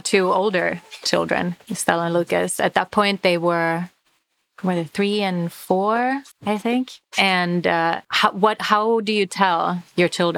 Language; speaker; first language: English; non-native, fluent; Finnish